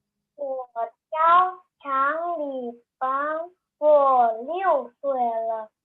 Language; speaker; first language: Chinese; non-native, learner; Indonesian